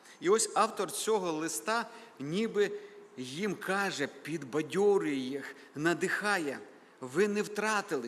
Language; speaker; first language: Ukrainian; native; Ukrainian